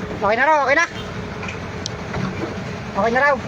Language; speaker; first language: Filipino; native; Filipino